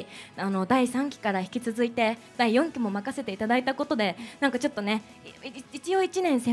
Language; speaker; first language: Japanese; native; Japanese